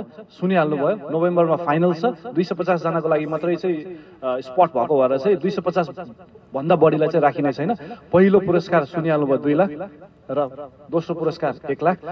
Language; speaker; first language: Nepali; native; Nepali